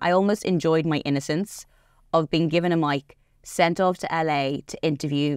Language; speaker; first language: English; native; English